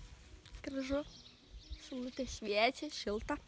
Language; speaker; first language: Lithuanian; native; Lithuanian